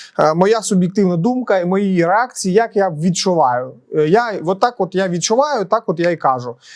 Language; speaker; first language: Ukrainian; non-native, local second language; Russian